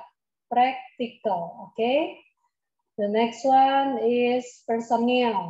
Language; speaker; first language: English; non-native, fluent; Indonesian